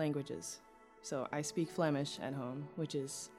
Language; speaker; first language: English; non-native, fluent; Dutch